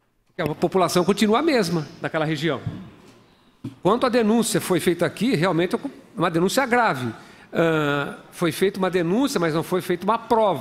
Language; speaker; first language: Portuguese; native; Portuguese